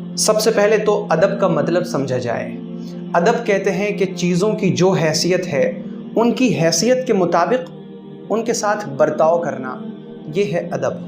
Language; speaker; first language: Urdu; native; Urdu